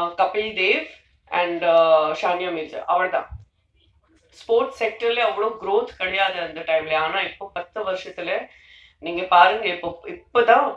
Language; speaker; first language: Tamil; non-native, fluent; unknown